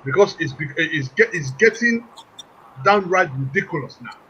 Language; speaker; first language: English; non-native, local second language; Yoruba